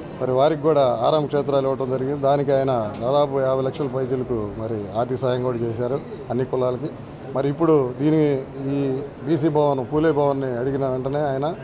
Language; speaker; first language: Telugu; native; Telugu